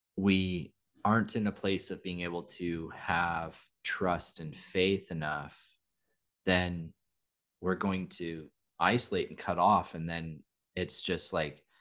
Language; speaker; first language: English; native; English